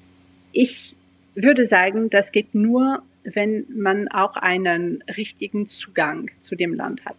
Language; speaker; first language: German; non-native, fluent; French